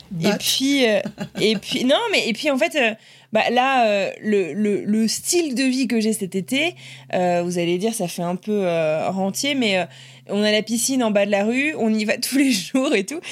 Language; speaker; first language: French; native; French